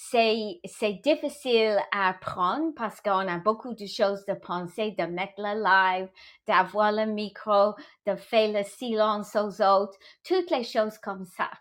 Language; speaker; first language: French; non-native, fluent; English